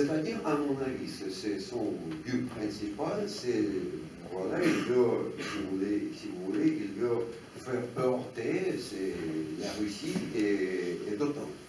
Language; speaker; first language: French; non-native, fluent; Russian